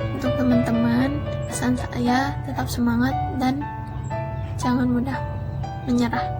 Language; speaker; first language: Indonesian; non-native, local second language; Sasak